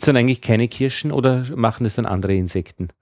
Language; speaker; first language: German; native; German